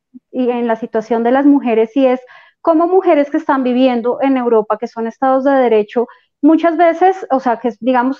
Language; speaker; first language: Spanish; native; Spanish